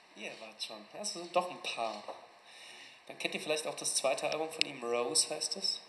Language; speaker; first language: German; native; German